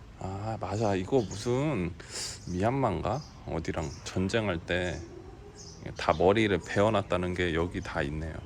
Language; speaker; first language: Korean; native; Korean